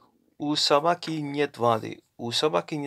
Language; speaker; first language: Russian; non-native, learner; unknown